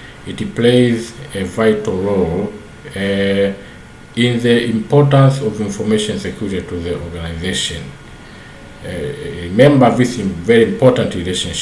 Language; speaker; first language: English; non-native, local second language; Swahili